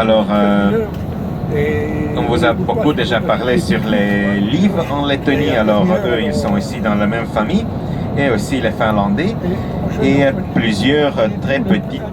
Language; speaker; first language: French; non-native, fluent; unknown